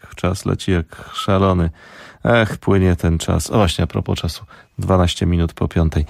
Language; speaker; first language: Polish; native; Polish